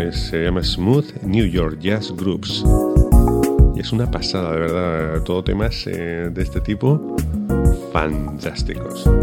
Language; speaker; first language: Spanish; native; Spanish